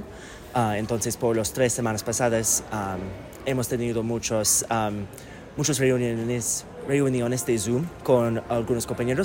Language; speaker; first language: Spanish; non-native, learner; English